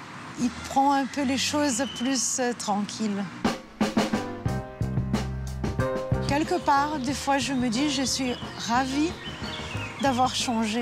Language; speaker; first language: French; non-native, fluent; Portuguese